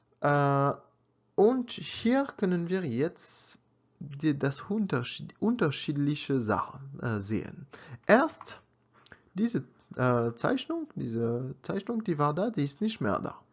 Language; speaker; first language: German; non-native, learner; French